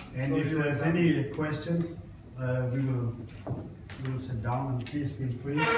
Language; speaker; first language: English; non-native, fluent; Danish